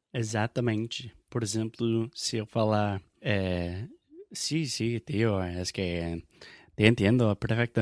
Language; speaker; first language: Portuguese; non-native, fluent; English